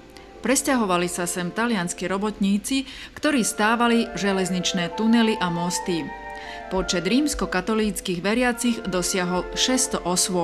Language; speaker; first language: Slovak; non-native, local second language; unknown